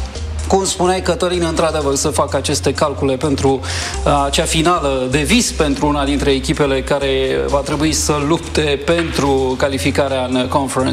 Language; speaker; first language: Romanian; native; Romanian